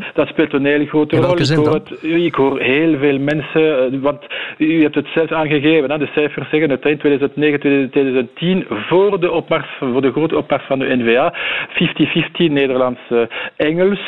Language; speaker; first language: Dutch; non-native, local second language; French